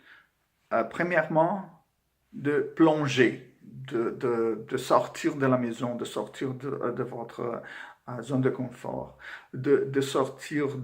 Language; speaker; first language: French; non-native, fluent; Portuguese